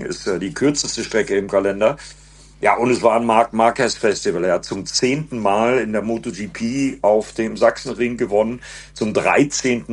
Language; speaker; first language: German; native; German